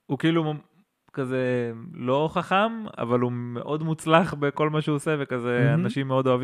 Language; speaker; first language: Hebrew; native; Hebrew